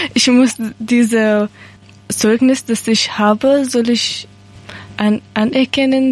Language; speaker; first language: German; non-native, learner; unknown